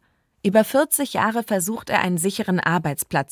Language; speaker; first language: German; native; German